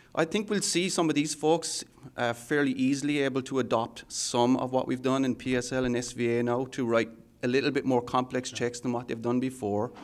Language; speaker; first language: English; native; English